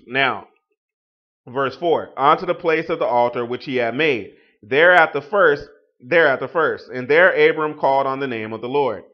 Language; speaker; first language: English; native; English